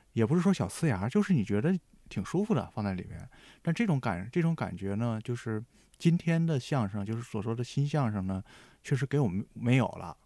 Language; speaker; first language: Chinese; native; Chinese